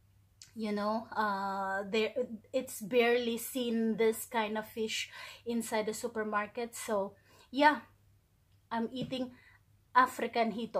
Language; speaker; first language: English; non-native, local second language; Filipino